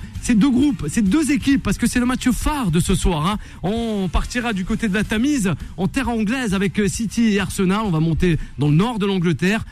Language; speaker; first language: French; native; French